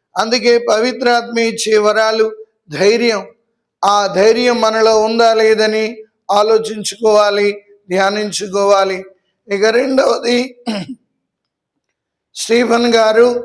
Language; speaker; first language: Telugu; native; Telugu